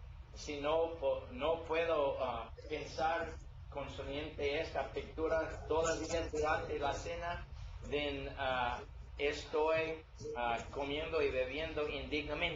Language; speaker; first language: Spanish; non-native, learner; English